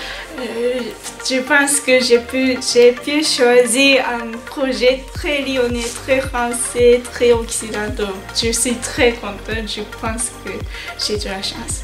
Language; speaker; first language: French; non-native, fluent; Japanese